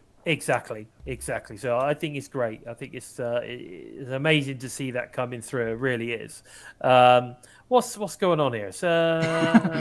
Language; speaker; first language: English; native; English